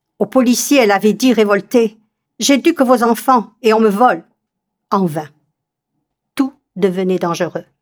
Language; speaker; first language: French; native; French